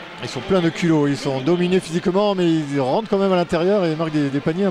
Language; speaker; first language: French; native; French